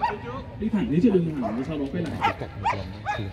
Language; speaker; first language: Vietnamese; native; Vietnamese